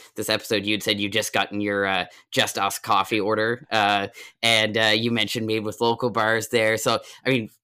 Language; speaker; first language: English; native; English